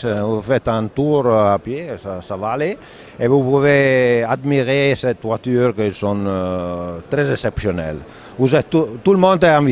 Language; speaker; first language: French; non-native, fluent; Italian